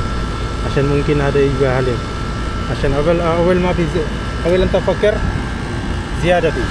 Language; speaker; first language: Arabic; non-native, learner; Filipino